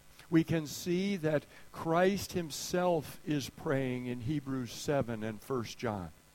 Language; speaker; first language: English; native; English